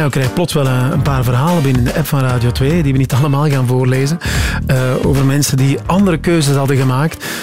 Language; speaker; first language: Dutch; native; Dutch